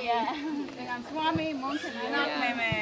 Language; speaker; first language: Indonesian; non-native, learner; English